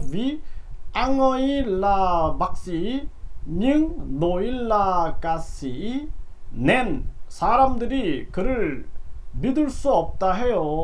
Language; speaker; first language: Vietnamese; non-native, learner; Korean